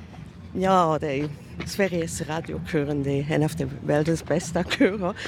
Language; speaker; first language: Swedish; non-native, learner; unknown